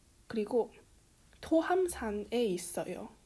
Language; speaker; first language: Korean; early bilingual, heritage; Korean